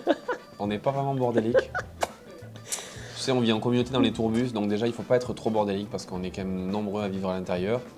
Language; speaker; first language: French; native; French